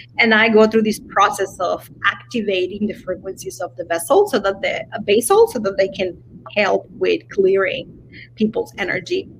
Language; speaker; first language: English; non-native, fluent; Spanish